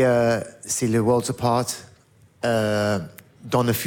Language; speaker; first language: French; non-native, learner; English